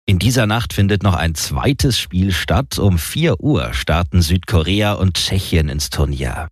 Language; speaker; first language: German; native; German